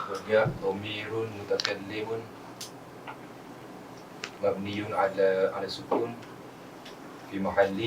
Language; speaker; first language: Arabic; non-native, learner; Malay